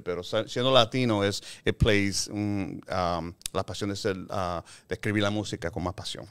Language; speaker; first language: Spanish; early bilingual, heritage; Spanish